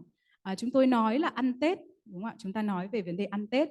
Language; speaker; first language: Vietnamese; native; Vietnamese